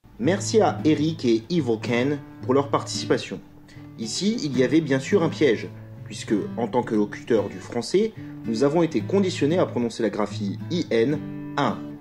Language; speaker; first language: French; native; French